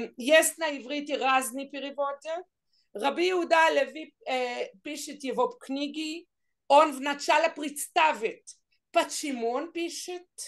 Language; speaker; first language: Russian; non-native, learner; Hebrew